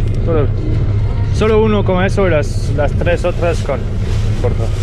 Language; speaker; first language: Spanish; non-native, learner; French